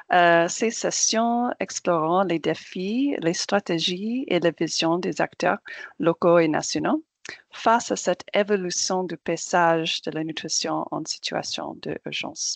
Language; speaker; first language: French; non-native, fluent; English